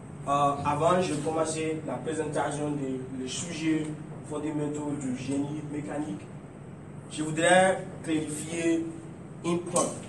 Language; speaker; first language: French; non-native, learner; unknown